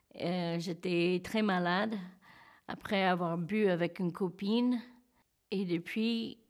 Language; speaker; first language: French; non-native, fluent; English